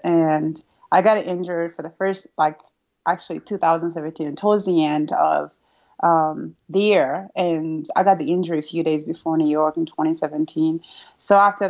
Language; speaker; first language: English; non-native, fluent; Rundi